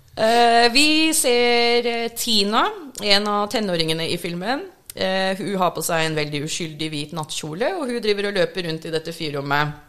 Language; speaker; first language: Norwegian; early bilingual, other home language; English